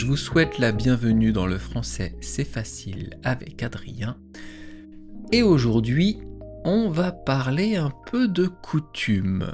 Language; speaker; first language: French; native; French